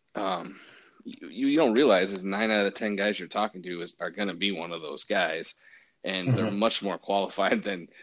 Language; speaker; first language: English; native; English